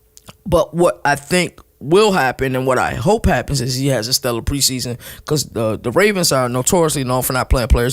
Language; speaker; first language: English; native; English